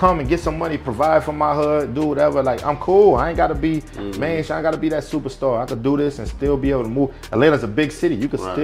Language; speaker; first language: English; native; English